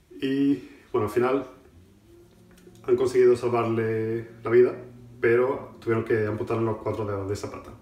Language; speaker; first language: Spanish; native; Spanish